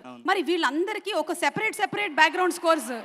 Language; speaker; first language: Telugu; native; Telugu